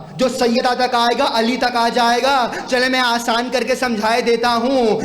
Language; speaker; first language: Urdu; native; Urdu